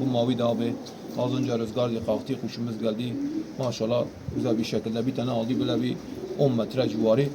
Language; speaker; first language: Turkish; native; Turkish